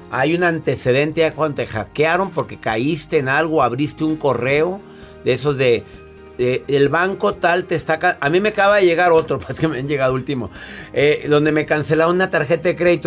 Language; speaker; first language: Spanish; native; Spanish